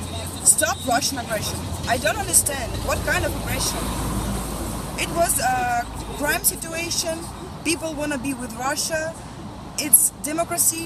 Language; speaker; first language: English; non-native, learner; Russian